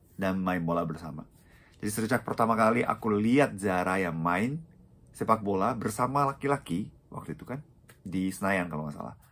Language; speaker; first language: Indonesian; non-native, fluent; Japanese